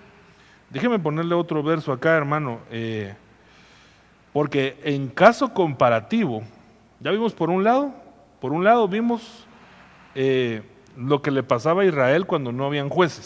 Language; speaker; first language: Spanish; native; Spanish